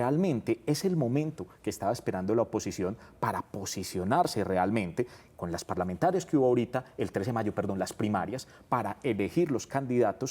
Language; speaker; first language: Spanish; native; Spanish